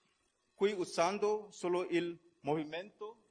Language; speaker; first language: Italian; non-native, fluent; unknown